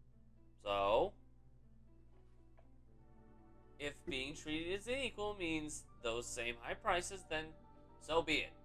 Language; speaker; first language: English; native; English